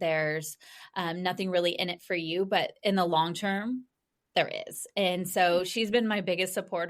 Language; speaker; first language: English; native; English